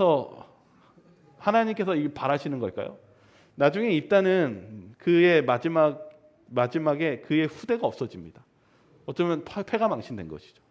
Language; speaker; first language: Korean; native; Korean